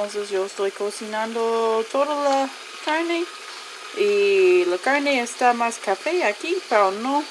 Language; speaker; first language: Spanish; non-native, learner; English